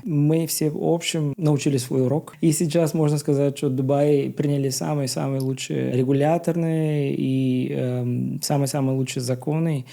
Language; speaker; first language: Russian; non-native, learner; Bulgarian